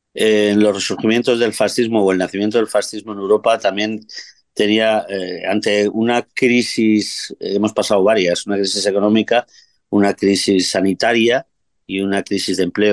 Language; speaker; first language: Spanish; native; Spanish